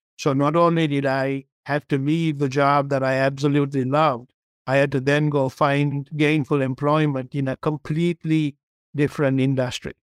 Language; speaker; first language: English; non-native, local second language; Tamil